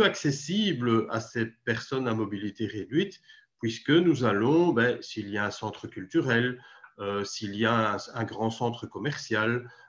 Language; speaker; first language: French; native; French